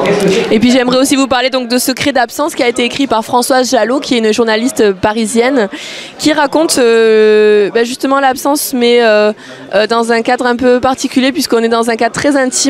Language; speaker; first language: French; native; French